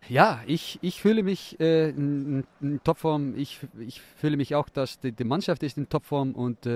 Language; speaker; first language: German; non-native, fluent; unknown